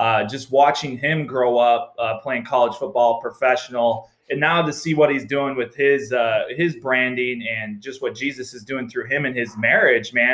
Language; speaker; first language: English; native; English